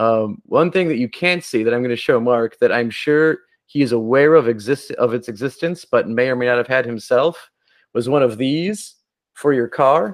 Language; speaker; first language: English; native; English